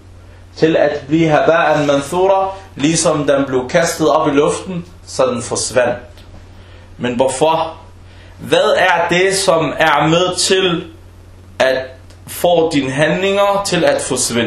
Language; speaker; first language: Danish; early bilingual, other home language; Arabic